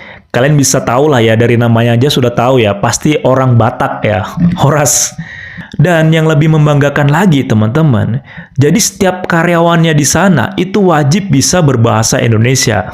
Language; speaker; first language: Indonesian; native; Indonesian